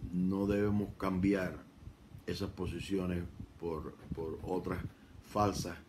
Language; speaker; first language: Spanish; native; Spanish